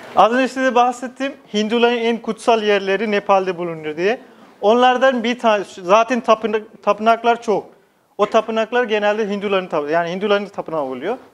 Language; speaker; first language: Turkish; non-native, fluent; Nepali